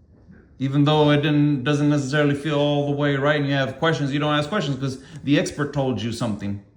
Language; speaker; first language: English; native; English